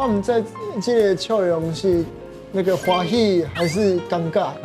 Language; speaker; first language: Chinese; non-native, learner; Japanese